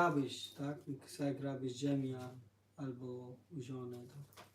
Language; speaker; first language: Polish; non-native, learner; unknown